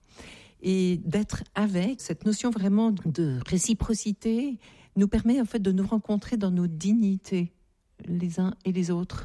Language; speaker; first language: French; native; French